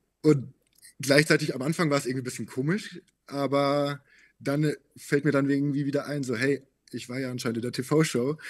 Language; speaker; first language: German; native; German